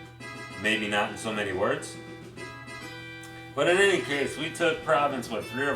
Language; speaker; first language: English; native; English